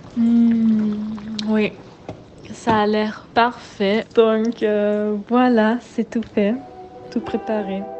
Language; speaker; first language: French; non-native, fluent; German